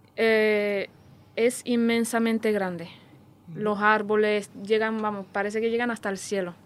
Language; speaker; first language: Spanish; non-native, fluent; Romanian